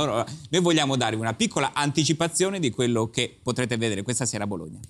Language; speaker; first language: Italian; native; Italian